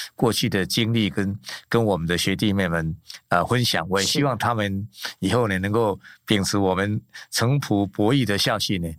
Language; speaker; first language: Chinese; native; Chinese